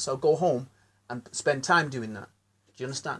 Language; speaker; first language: English; native; English